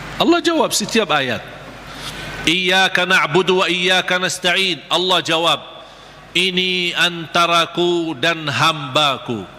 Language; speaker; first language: Malay; non-native, fluent; Arabic